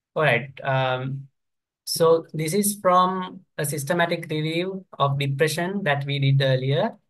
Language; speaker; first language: English; non-native, local second language; Sinhala